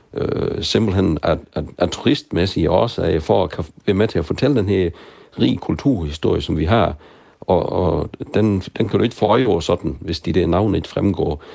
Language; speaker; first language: Danish; non-native, local second language; German